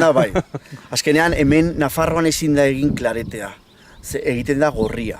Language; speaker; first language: Basque; non-native, local second language; Spanish